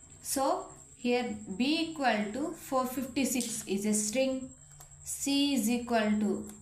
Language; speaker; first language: English; non-native, local second language; Telugu